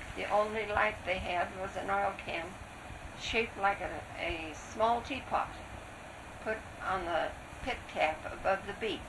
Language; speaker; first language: English; native; English